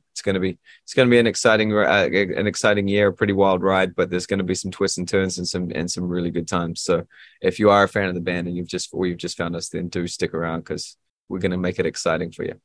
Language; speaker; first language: English; native; English